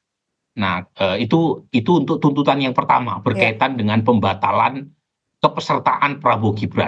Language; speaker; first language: Indonesian; native; Indonesian